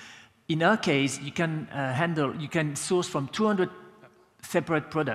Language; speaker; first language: English; non-native, fluent; French